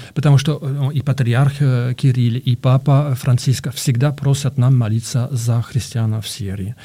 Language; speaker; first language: Russian; non-native, fluent; French